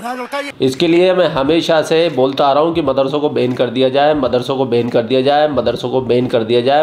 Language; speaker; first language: Hindi; native; Hindi